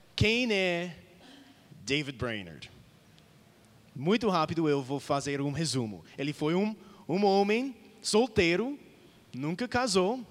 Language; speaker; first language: Portuguese; non-native, fluent; English